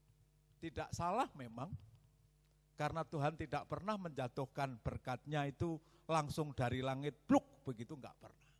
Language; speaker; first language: Indonesian; native; Indonesian